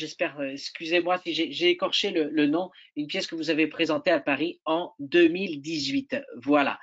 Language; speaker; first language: French; native; French